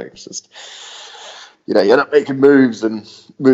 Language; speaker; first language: English; native; English